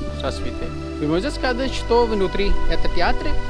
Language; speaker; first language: Russian; non-native, learner; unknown